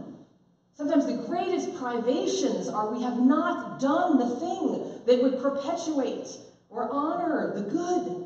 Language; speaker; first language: English; native; English